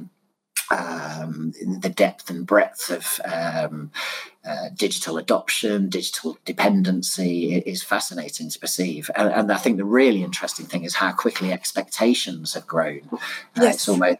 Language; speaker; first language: English; native; English